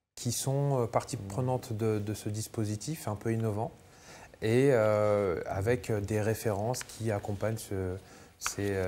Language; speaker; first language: French; native; French